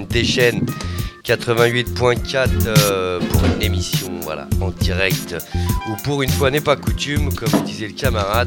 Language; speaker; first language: French; native; French